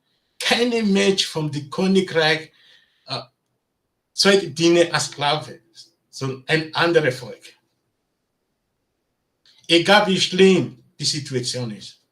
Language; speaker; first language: German; non-native, learner; Bini